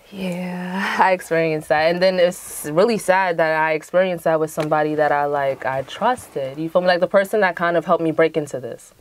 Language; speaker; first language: English; native; English